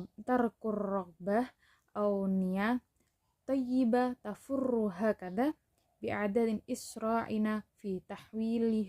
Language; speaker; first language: Arabic; non-native, learner; Indonesian